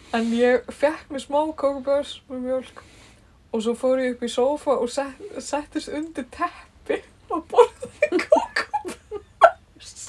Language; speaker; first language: Icelandic; native; Icelandic